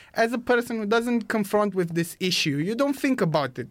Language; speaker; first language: English; non-native, fluent; Romanian